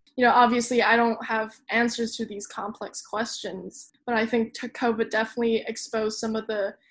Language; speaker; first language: English; non-native, local second language; Cantonese